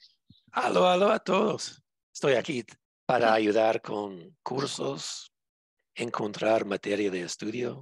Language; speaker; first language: Spanish; non-native, fluent; English